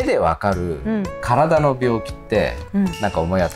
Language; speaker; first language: Japanese; native; Japanese